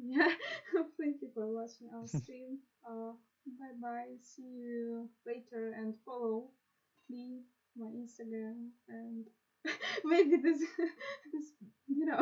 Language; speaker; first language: English; non-native, learner; Russian